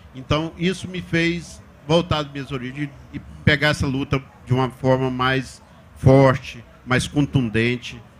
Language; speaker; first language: Portuguese; native; Portuguese